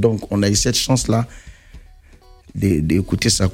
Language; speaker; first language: French; non-native, local second language; Mandingo